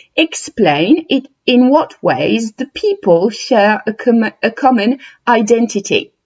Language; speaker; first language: English; non-native, fluent; French